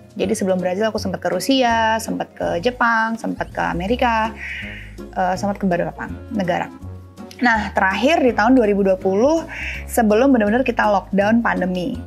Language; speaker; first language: Indonesian; native; Indonesian